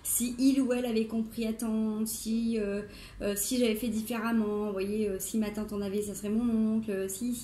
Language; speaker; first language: French; native; French